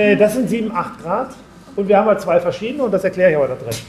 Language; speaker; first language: German; native; German